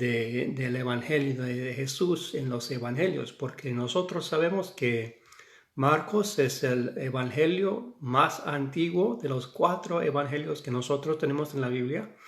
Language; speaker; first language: Spanish; non-native, fluent; English